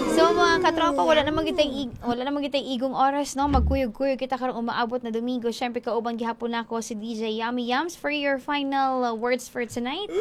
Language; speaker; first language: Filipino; non-native, local second language; Cebuano